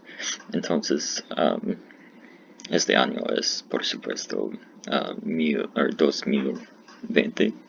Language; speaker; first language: Spanish; non-native, learner; English